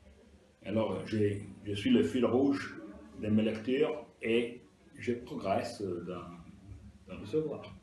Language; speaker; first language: French; non-native, fluent; Italian